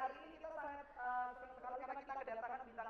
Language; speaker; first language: Indonesian; native; Indonesian